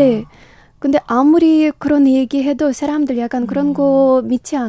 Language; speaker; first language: Korean; non-native, learner; Ukrainian